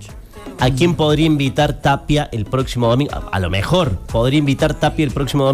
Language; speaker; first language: Spanish; native; Spanish